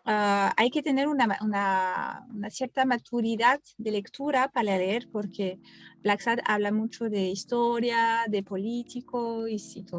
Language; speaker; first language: Spanish; non-native, fluent; French